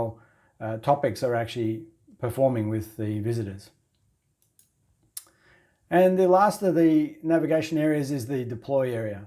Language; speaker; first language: English; native; English